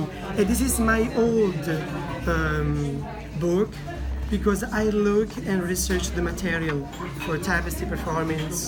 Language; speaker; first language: English; non-native, learner; Italian